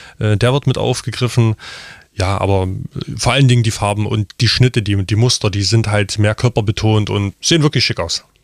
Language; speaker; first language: German; non-native, local second language; Upper Sorbian